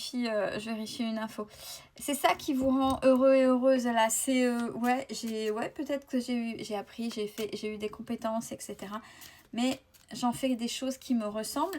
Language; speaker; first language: French; native; French